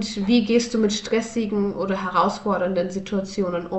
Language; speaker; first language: German; native; German